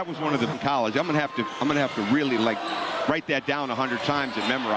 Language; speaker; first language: English; native; English